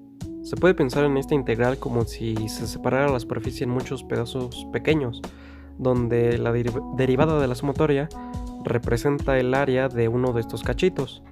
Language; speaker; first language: Spanish; native; Spanish